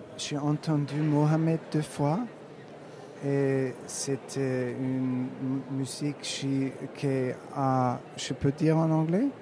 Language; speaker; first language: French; non-native, learner; German